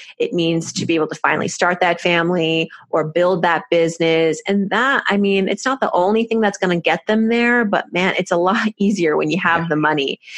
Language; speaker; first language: English; early bilingual, other home language; Persian